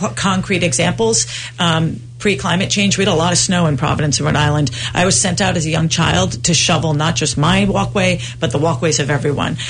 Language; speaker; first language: English; native; English